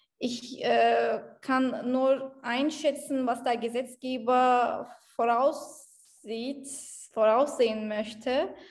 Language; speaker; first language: German; non-native, fluent; Turkish